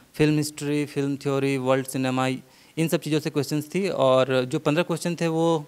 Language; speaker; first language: Hindi; native; Hindi